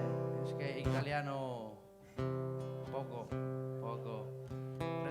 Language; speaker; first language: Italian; non-native, learner; Spanish